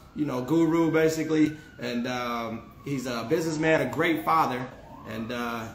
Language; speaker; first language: English; native; English